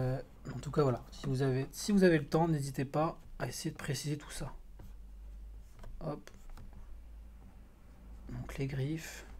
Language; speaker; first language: French; native; French